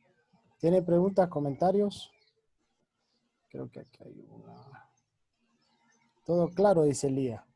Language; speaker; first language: Spanish; native; Spanish